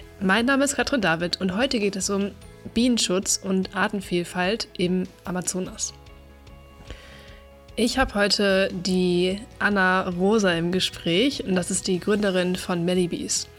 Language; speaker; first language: German; native; German